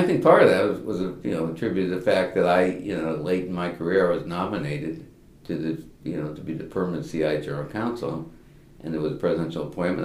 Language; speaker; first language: English; native; English